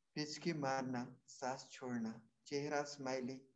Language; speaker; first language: Hindi; non-native, local second language; Marathi